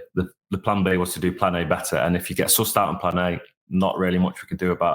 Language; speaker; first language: English; native; English